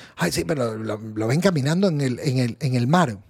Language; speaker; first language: Spanish; native; Spanish